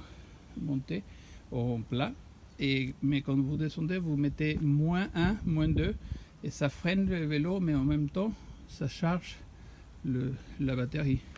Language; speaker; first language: French; non-native, fluent; Spanish